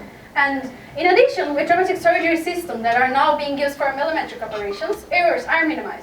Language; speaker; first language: English; non-native, fluent; Turkish